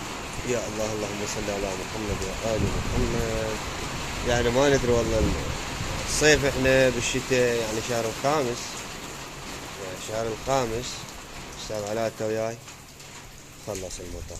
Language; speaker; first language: Arabic; native; Arabic